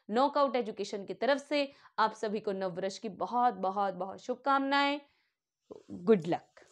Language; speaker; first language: Hindi; native; Hindi